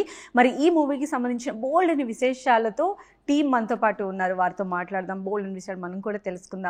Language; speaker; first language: Telugu; native; Telugu